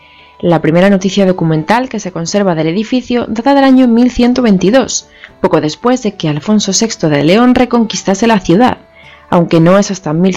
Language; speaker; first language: Spanish; native; Spanish